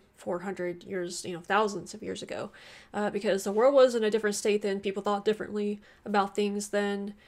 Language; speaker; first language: English; native; English